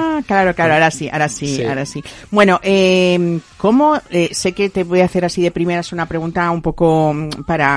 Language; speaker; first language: Spanish; native; Spanish